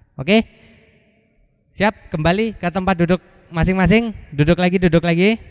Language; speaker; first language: Indonesian; native; Indonesian